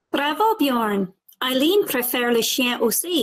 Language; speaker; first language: French; non-native, fluent; English